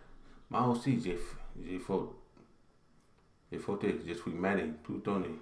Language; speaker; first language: French; non-native, learner; English